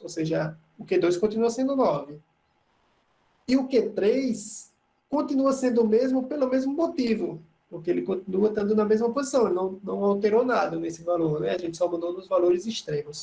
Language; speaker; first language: Portuguese; native; Portuguese